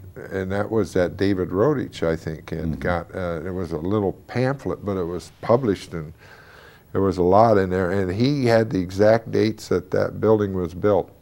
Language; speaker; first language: English; native; English